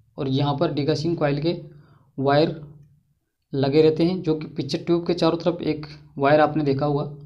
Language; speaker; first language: Hindi; native; Hindi